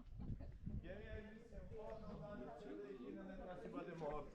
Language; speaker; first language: German; non-native, fluent; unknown